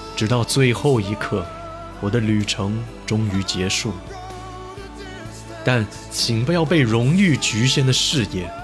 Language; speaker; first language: Chinese; native; Chinese